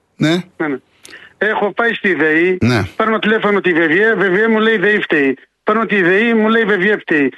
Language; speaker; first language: Greek; non-native, fluent; Arabic